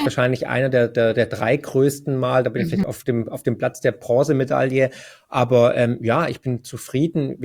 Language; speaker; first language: German; native; German